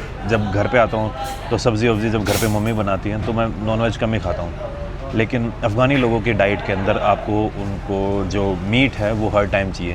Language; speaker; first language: Hindi; native; Hindi